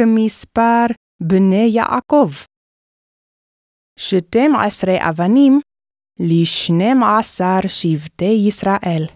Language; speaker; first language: Hebrew; non-native, fluent; English